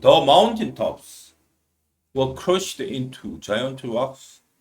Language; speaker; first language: English; non-native, fluent; Korean